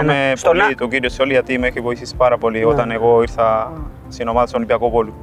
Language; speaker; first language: Greek; non-native, fluent; Spanish